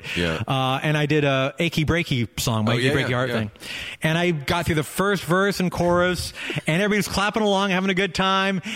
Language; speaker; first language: English; native; English